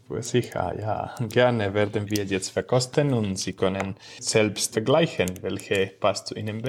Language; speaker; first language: German; non-native, learner; Spanish